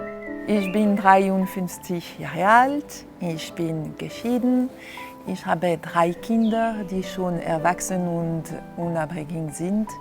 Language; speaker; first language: German; non-native, fluent; French